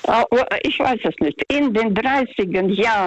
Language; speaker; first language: German; non-native, fluent; Russian